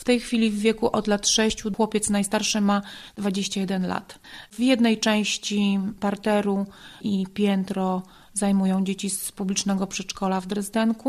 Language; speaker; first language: Polish; native; Polish